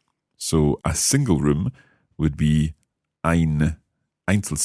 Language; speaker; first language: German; non-native, learner; English